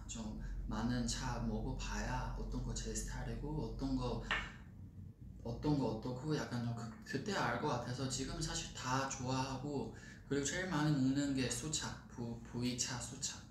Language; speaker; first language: Korean; non-native, fluent; Chinese